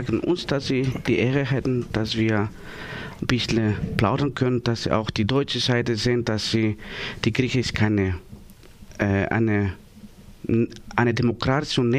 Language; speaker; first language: German; non-native, learner; Greek